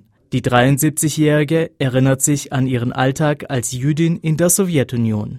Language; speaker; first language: German; native; German